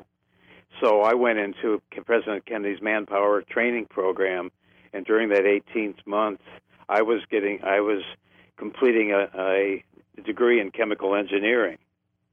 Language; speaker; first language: English; native; English